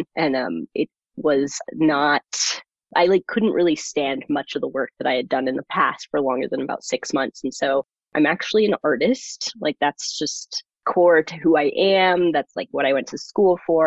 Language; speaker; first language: English; early bilingual, other home language; German